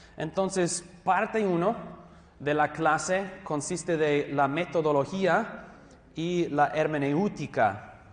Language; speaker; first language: Spanish; non-native, fluent; English